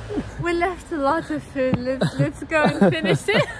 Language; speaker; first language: English; non-native, fluent; Arabic